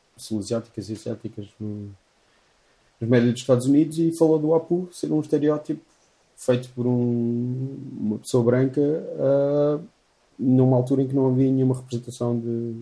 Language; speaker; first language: Portuguese; native; Portuguese